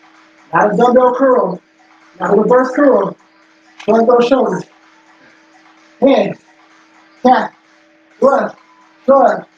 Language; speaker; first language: English; native; English